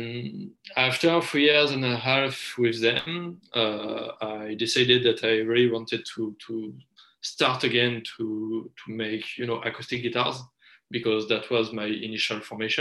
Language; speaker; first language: English; non-native, fluent; French